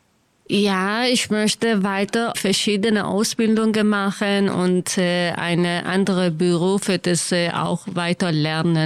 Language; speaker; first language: German; non-native, learner; Kurdish